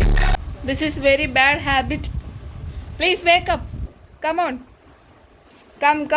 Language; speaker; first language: English; non-native, learner; Malayalam